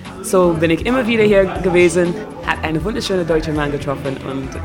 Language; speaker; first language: German; non-native, fluent; English